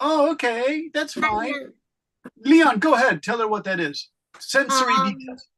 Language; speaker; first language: English; native; English